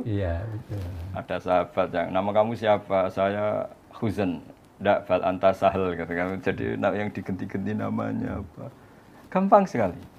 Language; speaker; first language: Indonesian; non-native, local second language; Javanese